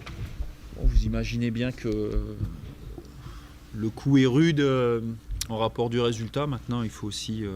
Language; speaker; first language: French; native; French